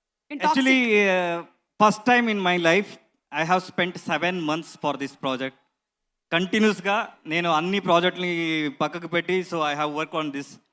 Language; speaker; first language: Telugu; non-native, learner; Kannada